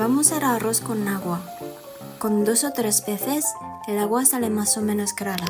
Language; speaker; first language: Spanish; non-native, fluent; Japanese